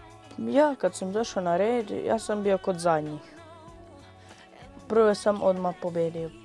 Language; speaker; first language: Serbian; non-native, local second language; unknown